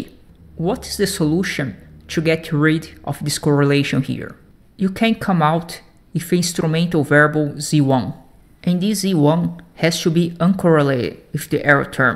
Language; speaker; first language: English; non-native, fluent; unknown